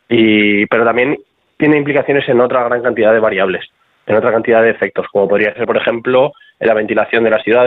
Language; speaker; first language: Spanish; native; Spanish